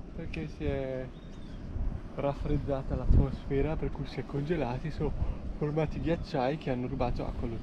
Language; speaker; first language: Italian; native; Italian